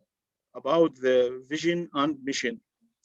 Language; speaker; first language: English; non-native, learner; Arabic